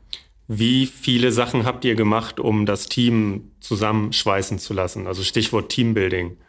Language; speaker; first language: German; native; German